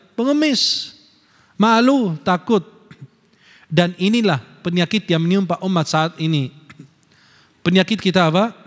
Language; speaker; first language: Indonesian; non-native, fluent; Arabic